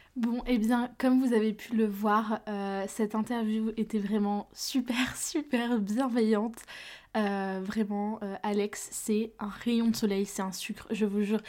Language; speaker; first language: French; native; French